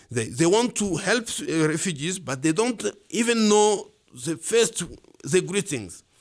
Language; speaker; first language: English; non-native, learner; Swahili